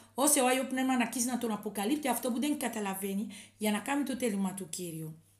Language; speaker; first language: Greek; non-native, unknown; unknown